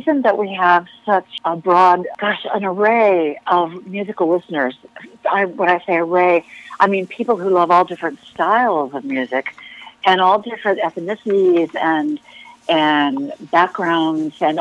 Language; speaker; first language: English; native; English